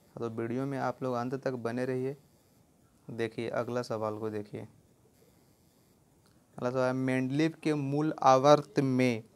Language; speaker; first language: Hindi; native; Hindi